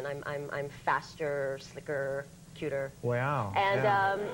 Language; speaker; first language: English; native; English